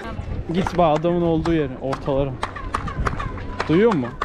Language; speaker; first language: Turkish; native; Turkish